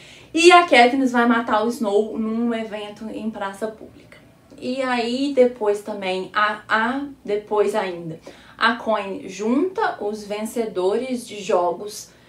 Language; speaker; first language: Portuguese; native; Portuguese